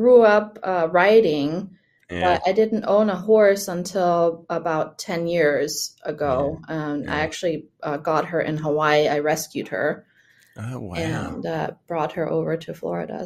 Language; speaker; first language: English; non-native, fluent; German